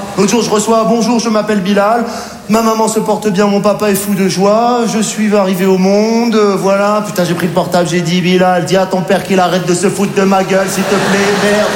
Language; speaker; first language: French; native; French